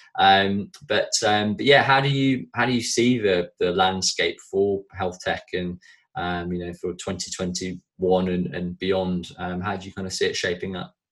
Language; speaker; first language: English; native; English